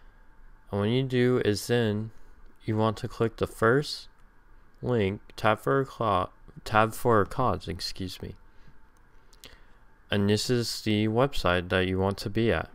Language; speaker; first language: English; native; English